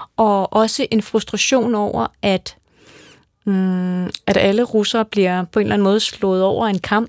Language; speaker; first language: Danish; native; Danish